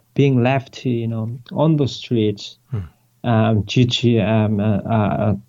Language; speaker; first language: English; non-native, fluent; Korean